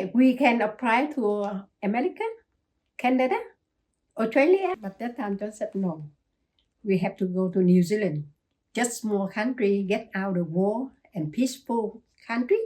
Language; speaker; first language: English; non-native, learner; Chinese